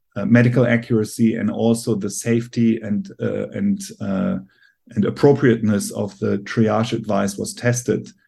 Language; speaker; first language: English; non-native, fluent; German